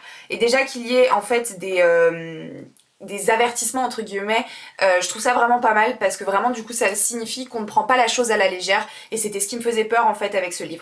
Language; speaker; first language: French; native; French